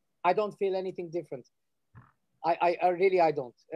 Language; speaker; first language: English; early bilingual, other home language; Armenian